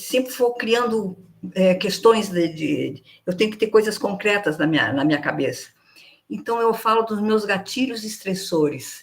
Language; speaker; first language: Portuguese; native; Portuguese